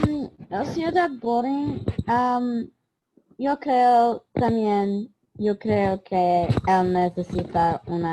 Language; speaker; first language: Spanish; non-native, learner; English